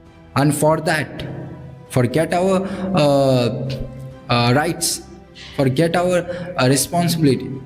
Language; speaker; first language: English; non-native, learner; Bhojpuri